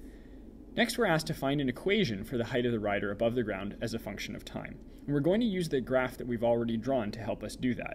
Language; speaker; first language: English; native; English